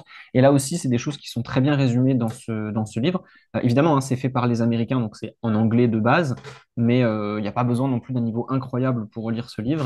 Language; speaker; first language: French; native; French